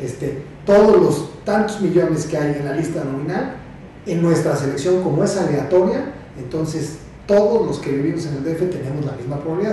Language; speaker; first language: Spanish; native; Spanish